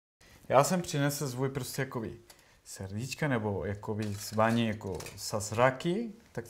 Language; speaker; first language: Czech; non-native, learner; Spanish